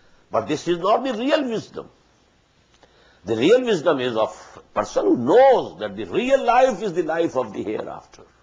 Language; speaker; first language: English; non-native, local second language; Urdu